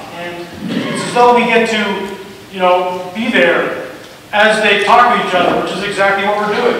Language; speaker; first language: English; native; English